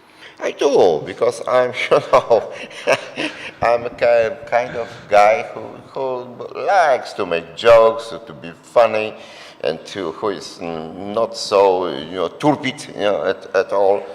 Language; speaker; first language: English; non-native, fluent; Polish